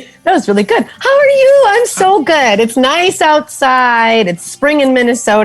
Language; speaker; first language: English; native; English